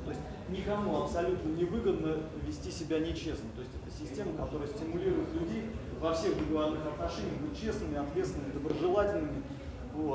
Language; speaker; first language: Russian; native; Russian